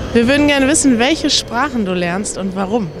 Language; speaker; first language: German; native; German